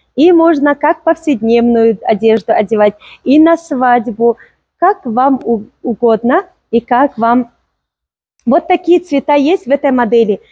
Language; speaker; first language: Russian; non-native, local second language; Tajik